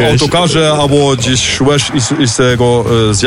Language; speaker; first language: Polish; early bilingual, heritage; Polish